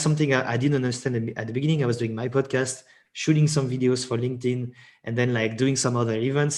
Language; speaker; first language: English; non-native, fluent; French